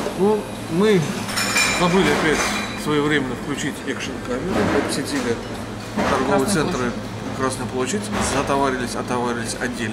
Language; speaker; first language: Russian; native; Russian